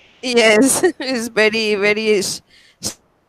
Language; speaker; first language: English; non-native, learner; Spanish